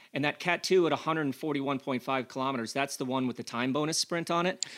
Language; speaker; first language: English; native; English